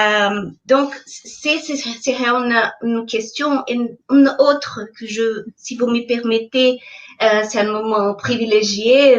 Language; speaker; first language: French; non-native, fluent; Portuguese